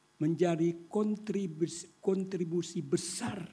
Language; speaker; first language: Indonesian; non-native, local second language; Minangkabau